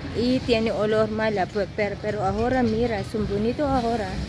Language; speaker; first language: Spanish; non-native, learner; Filipino